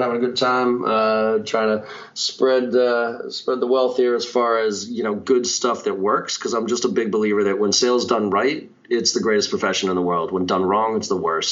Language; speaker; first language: English; native; English